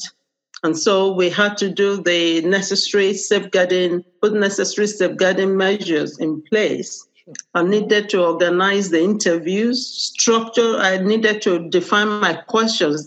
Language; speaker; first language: English; non-native, local second language; Yoruba